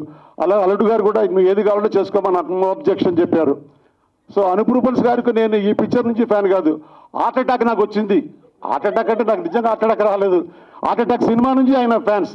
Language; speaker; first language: Telugu; native; Telugu